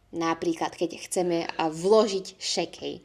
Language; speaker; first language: Slovak; native; Slovak